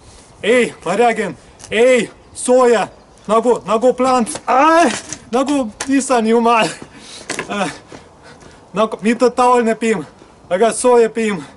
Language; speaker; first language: Estonian; non-native, local second language; Russian